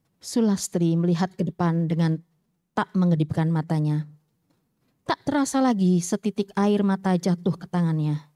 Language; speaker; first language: Indonesian; native; Indonesian